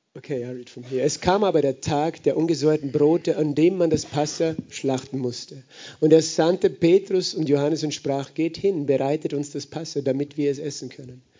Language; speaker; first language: German; native; German